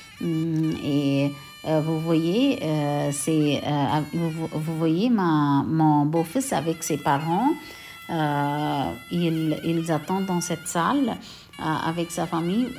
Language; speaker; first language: French; non-native, local second language; Tamil